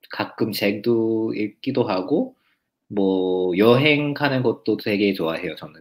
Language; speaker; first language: Korean; non-native, fluent; English